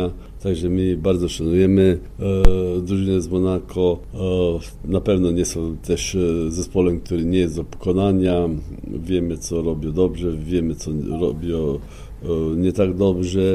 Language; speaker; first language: Polish; non-native, fluent; Slovenian